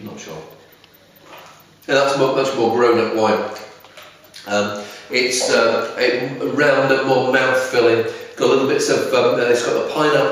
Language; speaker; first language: English; native; English